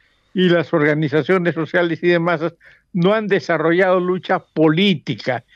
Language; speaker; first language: Spanish; native; Spanish